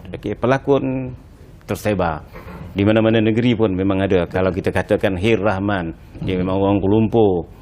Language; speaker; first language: Malay; native; Malay